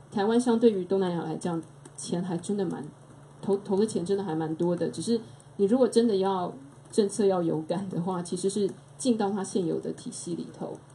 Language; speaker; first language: Chinese; native; Chinese